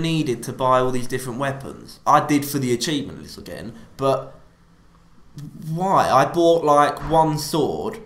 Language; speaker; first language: English; native; English